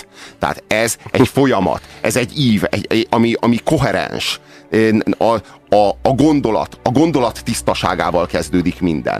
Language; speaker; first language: Hungarian; native; Hungarian